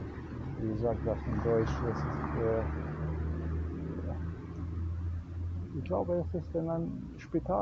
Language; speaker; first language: German; non-native, learner; Slovenian